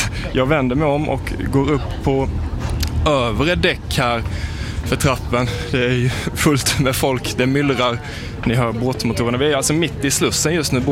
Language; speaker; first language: Swedish; native; Swedish